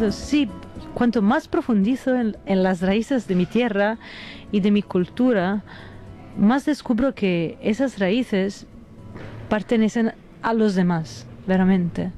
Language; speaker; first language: Spanish; non-native, fluent; Italian